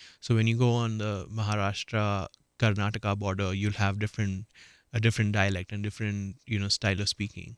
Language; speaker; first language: English; non-native, local second language; Marathi